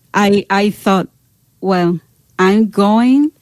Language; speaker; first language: English; non-native, learner; Spanish